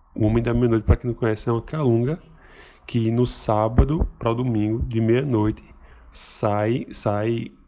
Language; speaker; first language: Portuguese; native; Portuguese